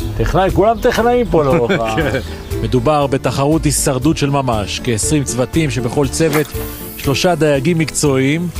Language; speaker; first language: Hebrew; native; Hebrew